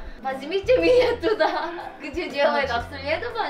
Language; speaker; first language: Russian; non-native, fluent; Korean